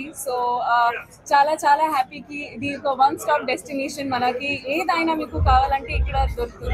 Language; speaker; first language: Telugu; non-native, learner; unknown